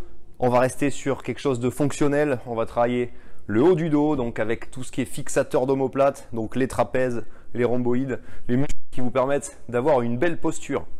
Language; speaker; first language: French; native; French